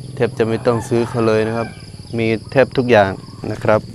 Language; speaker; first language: Thai; non-native, local second language; Northern Khmer